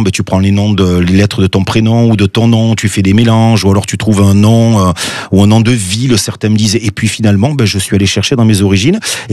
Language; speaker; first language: French; native; French